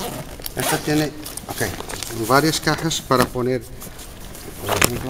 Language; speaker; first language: Spanish; non-native, learner; Portuguese